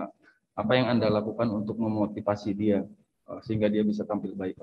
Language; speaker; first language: Indonesian; native; Indonesian